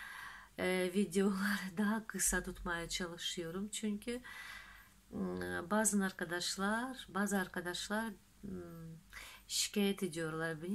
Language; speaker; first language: Turkish; non-native, fluent; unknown